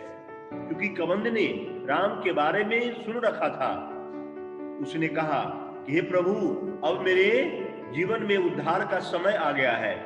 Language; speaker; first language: Hindi; native; Hindi